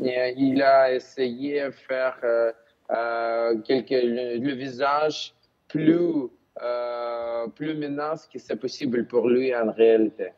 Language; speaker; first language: French; non-native, learner; Ukrainian